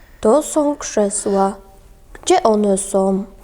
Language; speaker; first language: Polish; non-native, fluent; Ukrainian